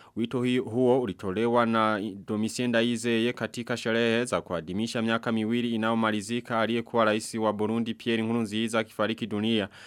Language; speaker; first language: Swahili; non-native, local second language; Rundi